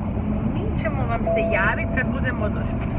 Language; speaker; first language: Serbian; early bilingual, heritage; Serbian